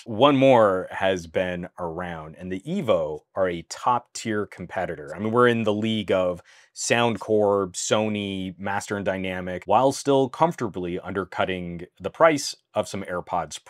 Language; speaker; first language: English; native; English